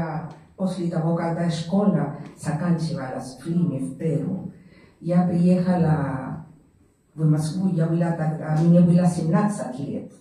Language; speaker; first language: Russian; non-native, learner; Spanish